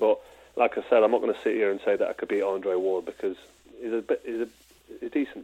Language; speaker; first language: English; native; English